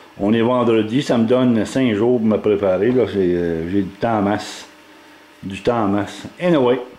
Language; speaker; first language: French; native; French